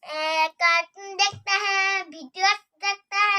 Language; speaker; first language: Hindi; non-native, local second language; Assamese